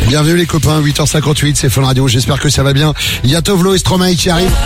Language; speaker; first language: French; native; French